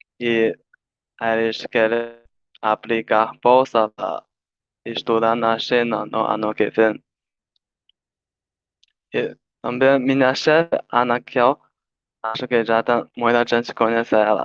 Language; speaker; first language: Portuguese; non-native, learner; Chinese